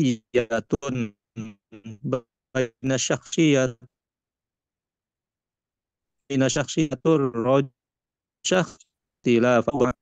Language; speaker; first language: Arabic; non-native, learner; Indonesian